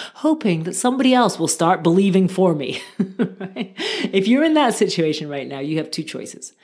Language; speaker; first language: English; native; English